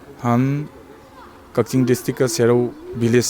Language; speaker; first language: Hindi; non-native, local second language; Manipuri